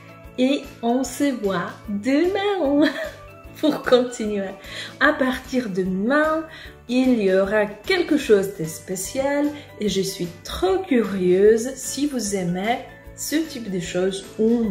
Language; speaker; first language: French; non-native, fluent; Polish